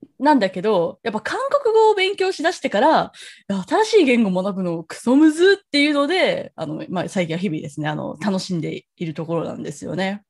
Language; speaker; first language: Japanese; native; Japanese